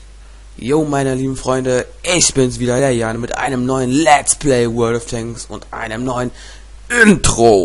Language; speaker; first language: German; native; German